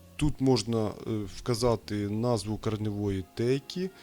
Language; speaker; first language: Ukrainian; non-native, local second language; Russian